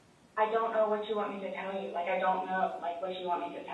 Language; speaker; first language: English; native; English